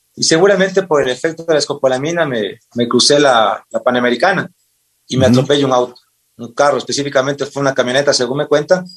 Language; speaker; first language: Spanish; native; Spanish